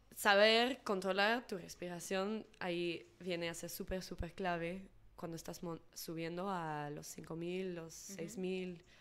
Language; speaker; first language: Spanish; non-native, fluent; English